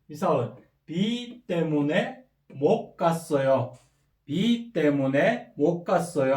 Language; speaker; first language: Korean; non-native, fluent; Kyrgyz